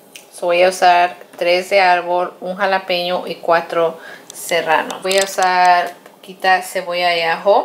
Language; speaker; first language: Spanish; early bilingual, heritage; Spanish